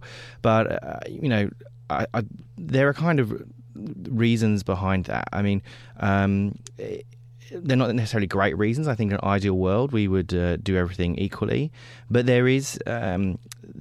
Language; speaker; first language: English; native; English